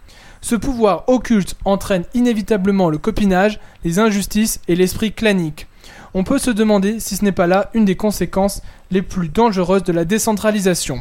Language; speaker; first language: French; native; French